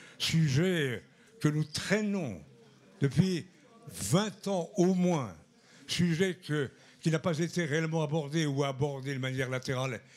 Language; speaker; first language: French; native; French